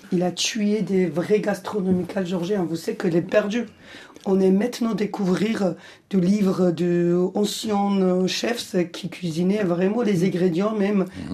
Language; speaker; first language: French; non-native, fluent; Georgian